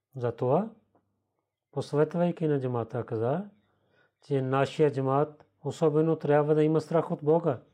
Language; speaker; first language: Bulgarian; non-native, learner; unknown